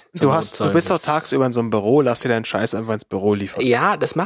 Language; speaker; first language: German; native; German